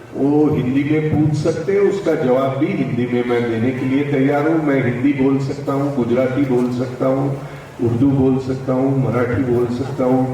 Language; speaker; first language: Hindi; non-native, local second language; Marathi